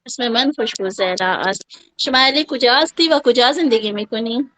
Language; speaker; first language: Persian; non-native, learner; Urdu